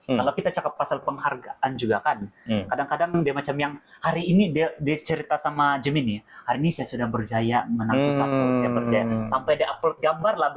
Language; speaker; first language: Malay; native; Malay